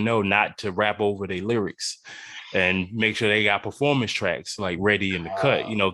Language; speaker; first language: English; native; English